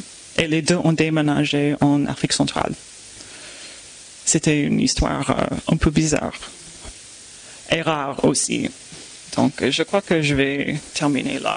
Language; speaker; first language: French; non-native, fluent; English